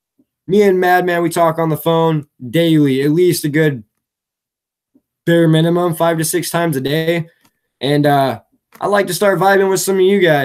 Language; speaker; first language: English; native; English